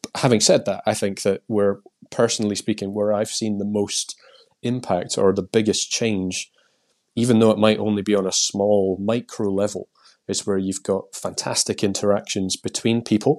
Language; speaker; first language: English; native; English